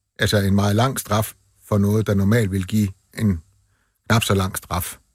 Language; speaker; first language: Danish; native; Danish